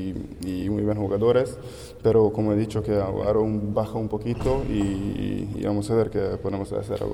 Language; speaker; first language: Spanish; non-native, learner; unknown